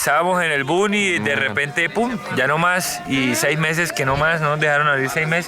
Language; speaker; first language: Spanish; native; Spanish